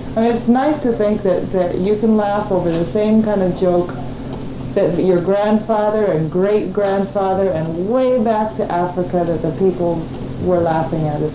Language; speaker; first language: English; native; English